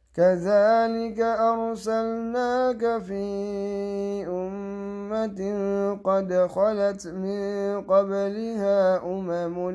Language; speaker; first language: Arabic; non-native, learner; Indonesian